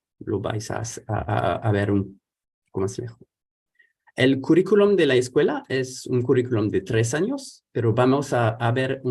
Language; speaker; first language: Spanish; non-native, fluent; French